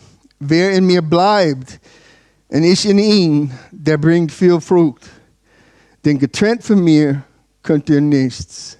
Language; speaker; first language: German; non-native, learner; English